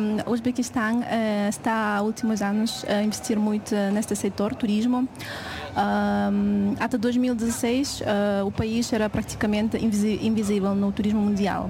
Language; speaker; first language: Portuguese; non-native, fluent; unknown